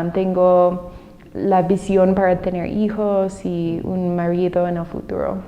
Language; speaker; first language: Spanish; non-native, fluent; English